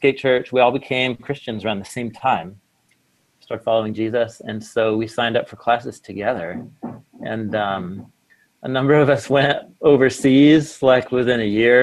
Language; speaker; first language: English; native; English